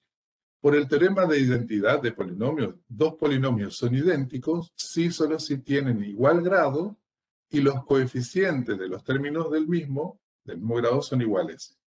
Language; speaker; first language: Spanish; native; Spanish